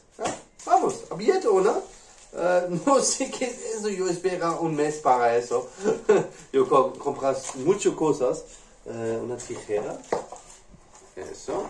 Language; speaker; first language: Spanish; non-native, learner; English